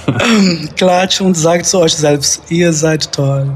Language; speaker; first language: German; non-native, fluent; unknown